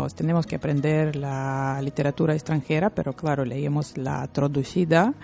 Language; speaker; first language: Spanish; non-native, learner; Lithuanian